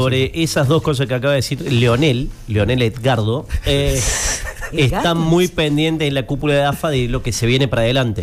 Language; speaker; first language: Spanish; native; Spanish